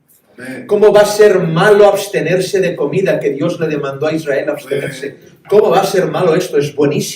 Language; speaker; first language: Spanish; native; Spanish